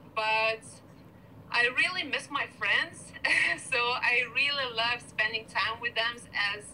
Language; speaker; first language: English; non-native, fluent; Lithuanian